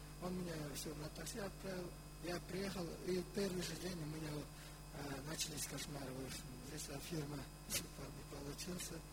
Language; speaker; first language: Russian; non-native, local second language; Kyrgyz